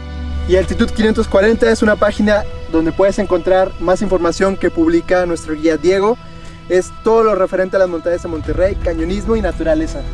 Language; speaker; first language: Spanish; native; Spanish